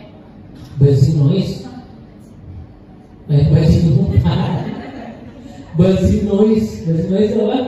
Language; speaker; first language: English; non-native, learner; Indonesian